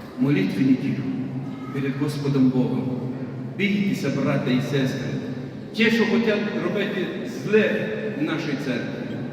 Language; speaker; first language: Ukrainian; non-native, local second language; Russian